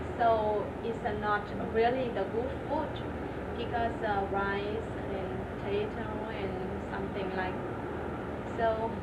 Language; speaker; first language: English; non-native, learner; Vietnamese